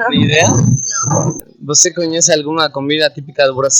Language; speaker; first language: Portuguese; non-native, fluent; Spanish